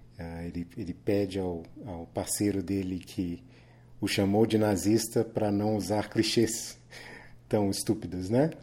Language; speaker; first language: Portuguese; native; Portuguese